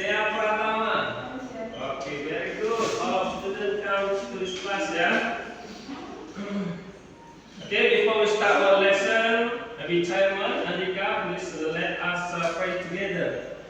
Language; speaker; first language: English; non-native, learner; Indonesian